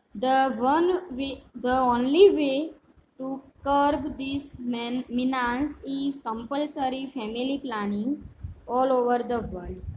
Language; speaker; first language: English; non-native, local second language; Gujarati